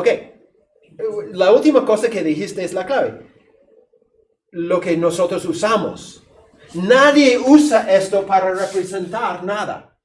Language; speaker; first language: Spanish; non-native, fluent; English